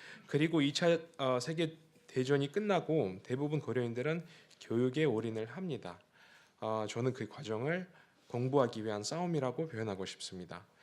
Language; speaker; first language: Korean; non-native, fluent; Russian